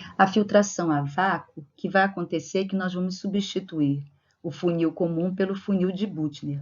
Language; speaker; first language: Portuguese; native; Portuguese